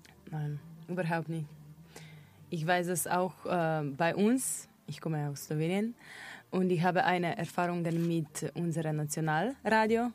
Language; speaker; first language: German; non-native, learner; Slovenian